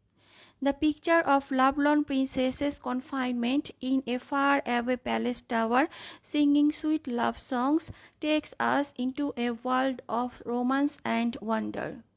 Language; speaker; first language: English; non-native, local second language; Bangla